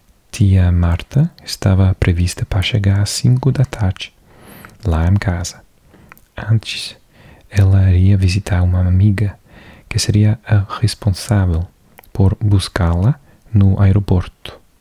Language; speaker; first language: Portuguese; non-native, learner; English